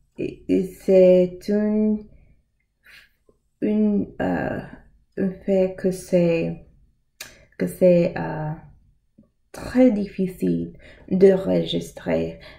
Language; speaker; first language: French; non-native, learner; English